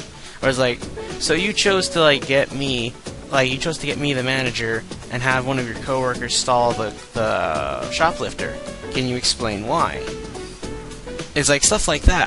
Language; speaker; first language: English; native; English